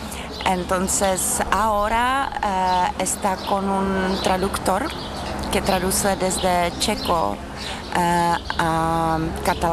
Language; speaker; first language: Spanish; non-native, learner; Czech